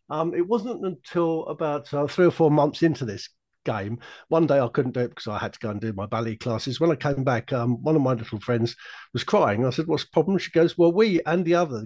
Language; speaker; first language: English; native; English